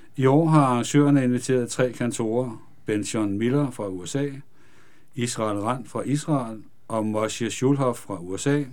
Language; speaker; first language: Danish; native; Danish